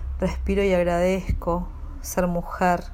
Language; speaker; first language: Spanish; native; Spanish